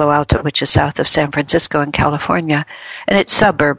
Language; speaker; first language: English; native; English